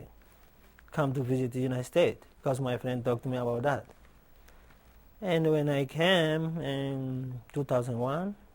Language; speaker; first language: English; non-native, learner; Portuguese